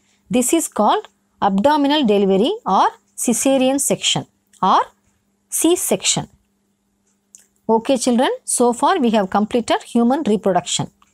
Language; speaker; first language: English; non-native, local second language; Tamil